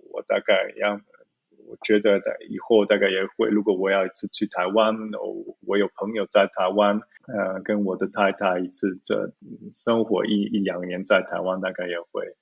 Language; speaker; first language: Chinese; early bilingual, heritage; Chinese